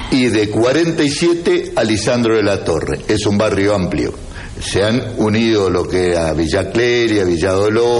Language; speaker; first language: Spanish; native; Spanish